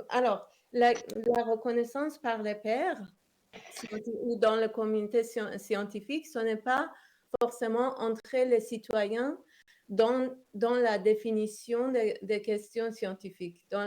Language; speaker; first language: French; non-native, fluent; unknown